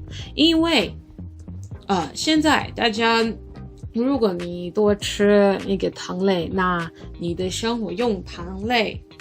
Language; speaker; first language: Chinese; non-native, learner; English